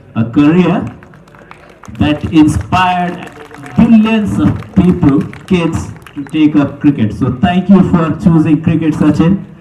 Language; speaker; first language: English; non-native, local second language; Nepali